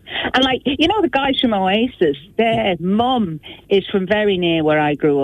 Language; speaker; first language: English; native; English